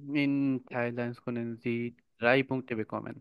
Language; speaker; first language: German; non-native, fluent; Bangla